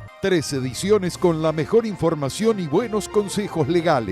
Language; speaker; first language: Spanish; native; Spanish